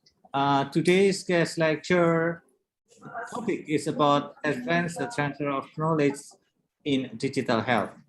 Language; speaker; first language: English; non-native, learner; Indonesian